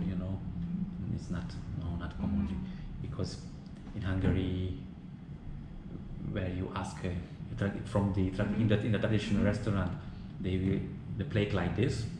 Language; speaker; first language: English; non-native, learner; Hungarian